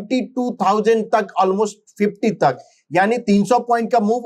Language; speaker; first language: Hindi; native; Hindi